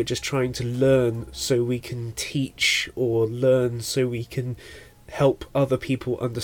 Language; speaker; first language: English; native; English